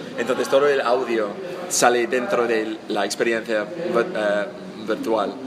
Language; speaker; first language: Spanish; non-native, fluent; English